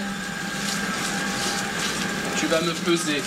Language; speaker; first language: French; native; French